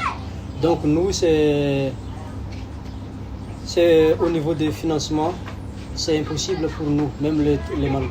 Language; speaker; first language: French; non-native, local second language; Malagasy